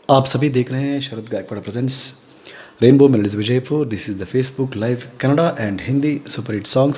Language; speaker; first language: Hindi; non-native, local second language; Kannada